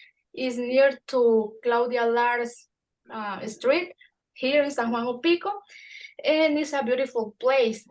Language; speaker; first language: English; non-native, fluent; Spanish